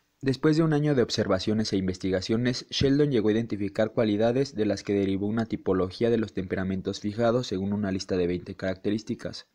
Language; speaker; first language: Spanish; native; Spanish